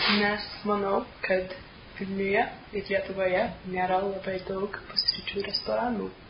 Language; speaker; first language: Lithuanian; non-native, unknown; English